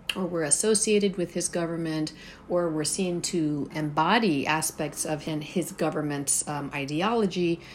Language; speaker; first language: English; early bilingual, heritage; Persian